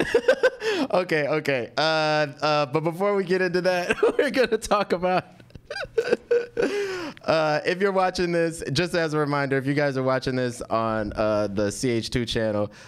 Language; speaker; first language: English; native; English